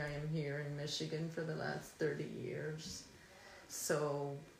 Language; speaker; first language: English; early bilingual, other home language; Spanish